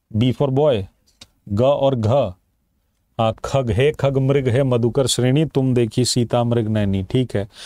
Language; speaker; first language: Hindi; native; Hindi